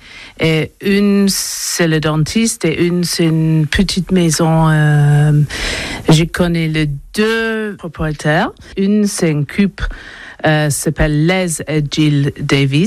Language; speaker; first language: French; non-native, learner; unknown